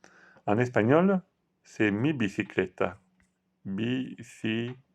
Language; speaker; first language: French; non-native, fluent; Italian